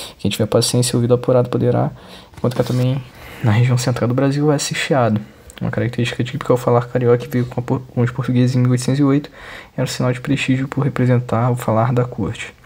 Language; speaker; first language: Portuguese; native; Portuguese